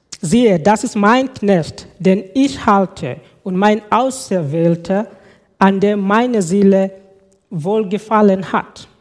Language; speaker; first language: German; non-native, fluent; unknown